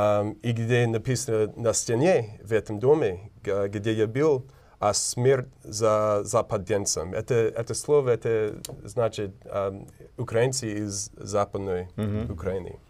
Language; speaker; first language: Russian; non-native, learner; English